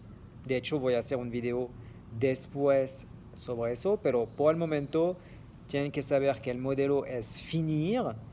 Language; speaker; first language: Spanish; non-native, fluent; French